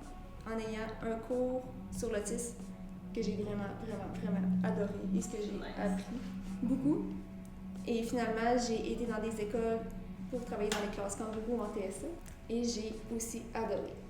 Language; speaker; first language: French; native; French